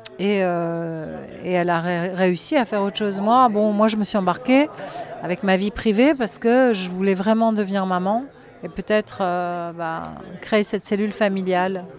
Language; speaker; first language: French; native; French